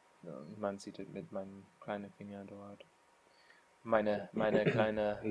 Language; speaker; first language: German; non-native, learner; English